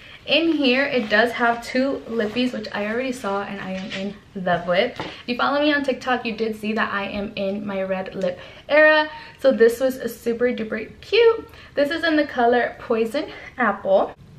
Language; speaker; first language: English; early bilingual, other home language; Spanish